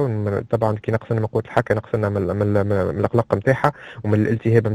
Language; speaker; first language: Arabic; native; Arabic